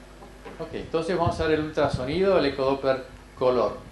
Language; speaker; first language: Spanish; native; Spanish